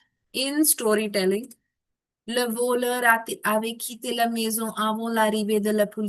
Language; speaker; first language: French; non-native, fluent; Hindi